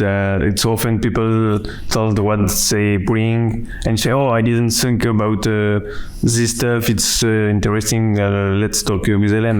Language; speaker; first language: English; non-native, fluent; French